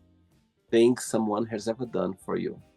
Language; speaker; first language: English; non-native, fluent; Portuguese